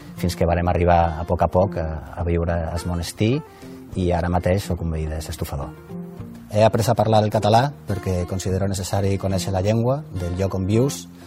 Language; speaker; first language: Catalan; non-native, local second language; Spanish